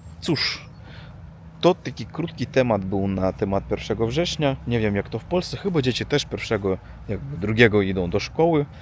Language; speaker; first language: Polish; non-native, learner; Russian